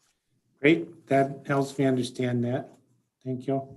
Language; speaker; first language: English; native; English